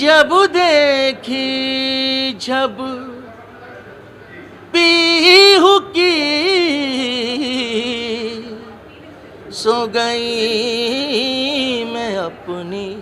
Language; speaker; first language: Hindi; native; Hindi